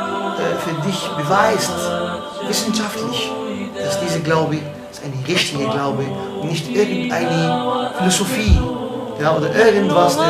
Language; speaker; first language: German; non-native, fluent; Arabic